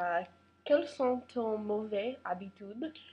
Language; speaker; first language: French; non-native, learner; English